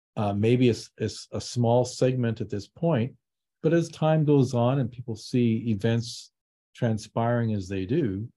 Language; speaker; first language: English; native; English